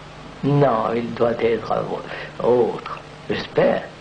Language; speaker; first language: French; non-native, fluent; Telugu